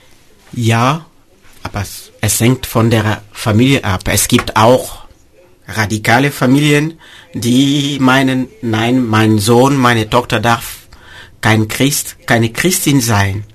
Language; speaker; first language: German; non-native, fluent; Mossi